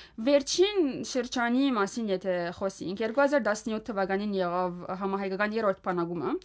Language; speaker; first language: Armenian; early bilingual, heritage; Armenian